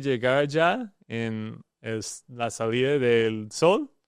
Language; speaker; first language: Spanish; non-native, learner; English